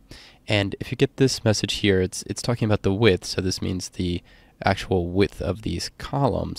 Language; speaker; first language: English; native; English